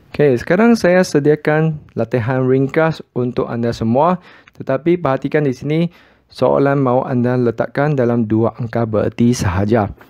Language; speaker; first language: Malay; non-native, local second language; Chinese